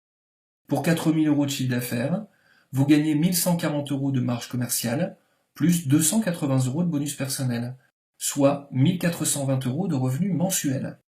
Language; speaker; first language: French; native; French